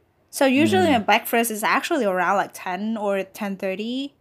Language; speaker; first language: English; non-native, fluent; Vietnamese